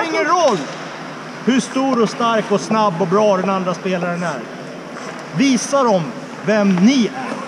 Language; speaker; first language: Swedish; native; Swedish